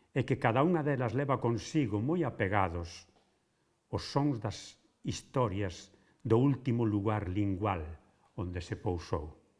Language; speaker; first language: Galician; native; Galician